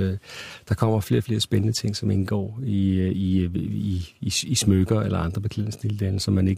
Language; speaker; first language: Danish; native; Danish